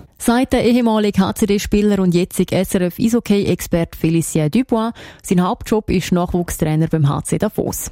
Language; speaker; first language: German; native; German